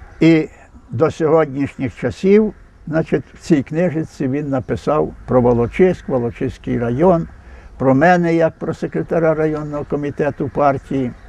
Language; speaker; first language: Ukrainian; native; Ukrainian